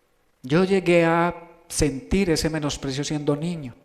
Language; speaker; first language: Spanish; native; Spanish